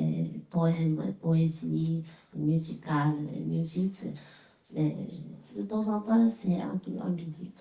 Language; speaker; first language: French; non-native, fluent; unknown